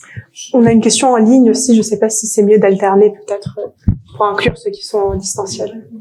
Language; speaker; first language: French; native; French